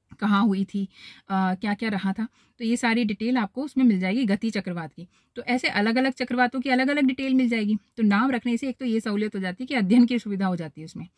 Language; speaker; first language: Hindi; native; Hindi